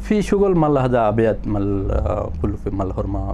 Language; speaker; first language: Arabic; non-native, learner; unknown